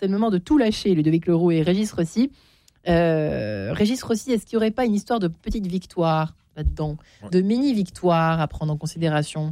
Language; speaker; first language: French; native; French